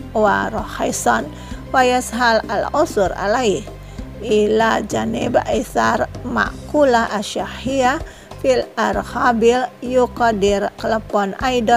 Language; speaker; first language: Arabic; non-native, learner; Indonesian